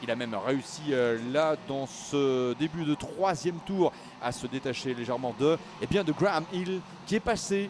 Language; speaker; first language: French; native; French